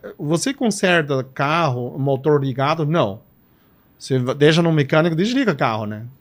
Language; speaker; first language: Portuguese; non-native, fluent; Chinese